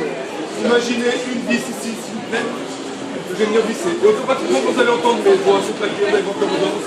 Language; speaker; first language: French; native; French